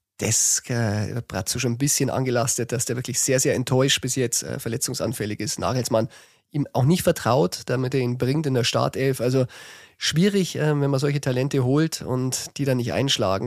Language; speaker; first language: German; native; German